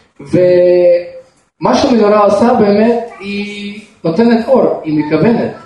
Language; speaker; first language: Hebrew; non-native, fluent; Russian